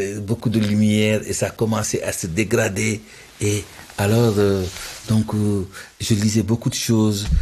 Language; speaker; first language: French; non-native, local second language; Wolof